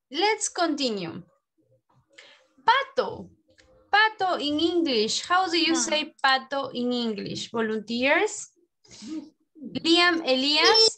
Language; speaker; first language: English; non-native, learner; Spanish